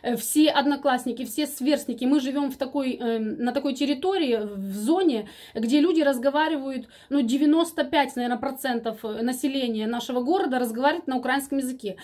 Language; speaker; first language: Russian; native; Russian